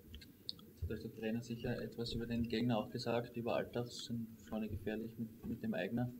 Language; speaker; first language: German; native; German